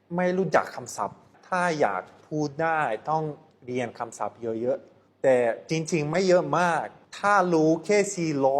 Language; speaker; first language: Thai; non-native, fluent; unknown